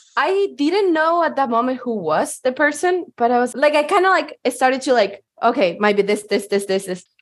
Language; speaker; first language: English; non-native, fluent; Spanish